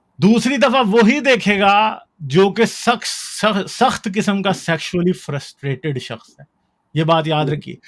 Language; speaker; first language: Urdu; native; Urdu